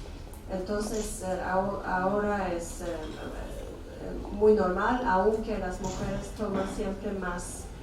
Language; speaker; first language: Spanish; non-native, fluent; Swedish